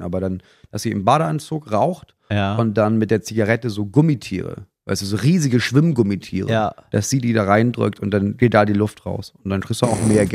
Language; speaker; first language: German; native; German